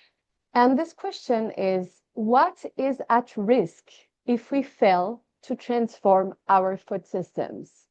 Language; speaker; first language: English; non-native, fluent; French